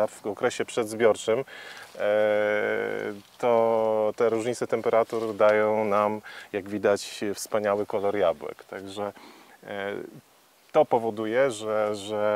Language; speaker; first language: Polish; native; Polish